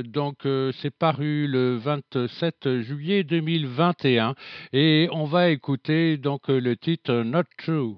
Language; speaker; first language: French; native; French